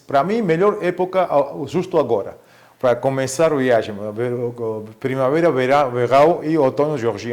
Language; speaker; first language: Portuguese; non-native, fluent; Georgian